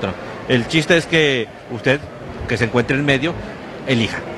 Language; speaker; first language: Spanish; native; Spanish